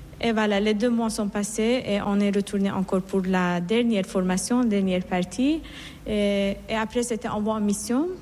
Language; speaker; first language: French; non-native, fluent; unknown